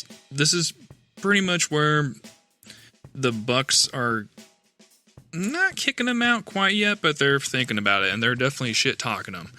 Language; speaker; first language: English; native; English